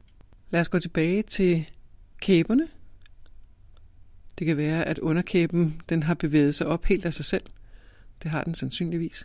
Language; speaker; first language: Danish; native; Danish